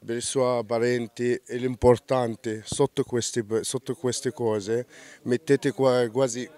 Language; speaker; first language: Italian; non-native, learner; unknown